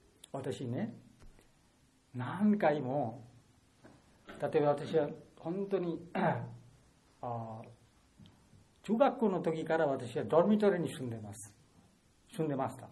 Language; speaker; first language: Japanese; non-native, learner; Bangla